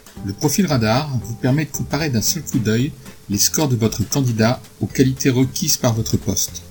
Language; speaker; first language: French; native; French